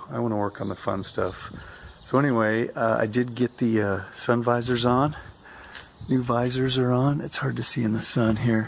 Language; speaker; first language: English; native; English